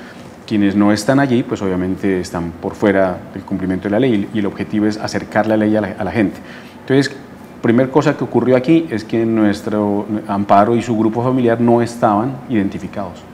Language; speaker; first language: Spanish; native; Spanish